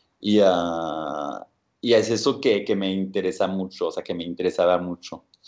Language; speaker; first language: Spanish; non-native, fluent; French